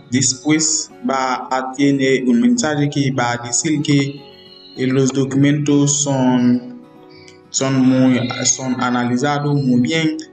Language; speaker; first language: Spanish; non-native, learner; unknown